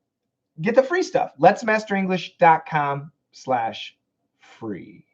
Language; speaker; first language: English; native; English